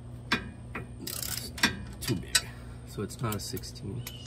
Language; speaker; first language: English; early bilingual, other home language; Spanish